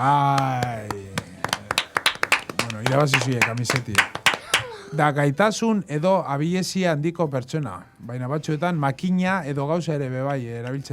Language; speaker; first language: Basque; native; Basque